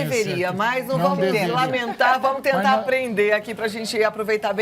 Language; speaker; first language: Portuguese; native; Portuguese